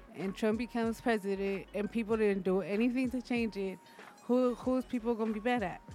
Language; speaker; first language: English; native; English